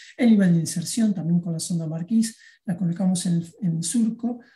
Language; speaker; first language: Spanish; native; Spanish